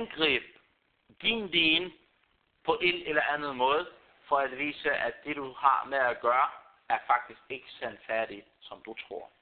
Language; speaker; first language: Danish; early bilingual, other home language; Arabic